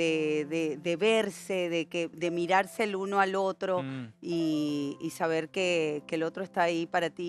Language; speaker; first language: Spanish; native; Spanish